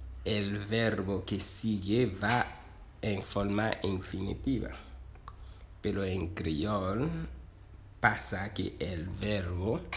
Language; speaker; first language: Spanish; non-native, fluent; Haitian Creole